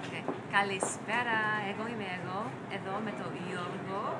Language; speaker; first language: Greek; non-native, learner; English